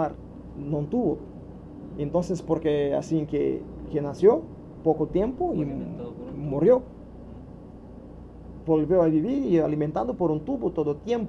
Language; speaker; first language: Spanish; non-native, learner; Portuguese